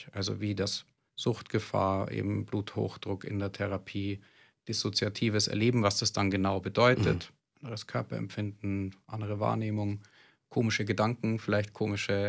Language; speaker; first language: German; native; German